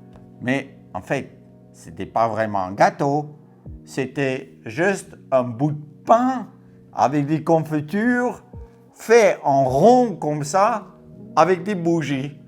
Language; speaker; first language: French; non-native, fluent; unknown